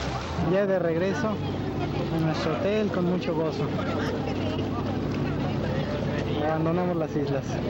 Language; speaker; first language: Spanish; native; Spanish